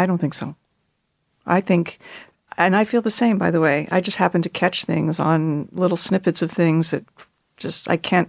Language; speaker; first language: English; native; English